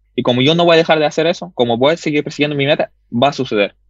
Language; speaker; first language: Spanish; early bilingual, other home language; Russian